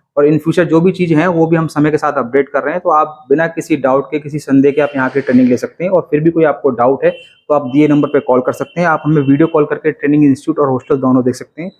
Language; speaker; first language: Hindi; native; Hindi